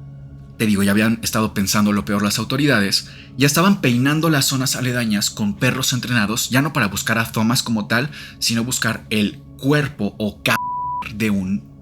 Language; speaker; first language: Spanish; native; Spanish